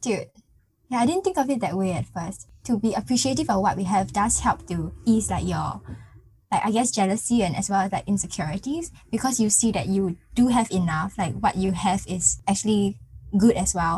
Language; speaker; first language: English; native; English